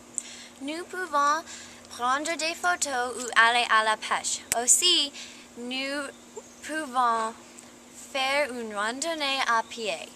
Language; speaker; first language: French; non-native, learner; English